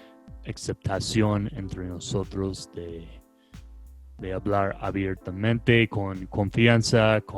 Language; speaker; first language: Spanish; non-native, fluent; English